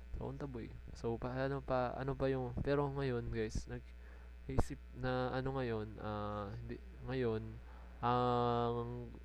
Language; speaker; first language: Filipino; non-native, local second language; Bikol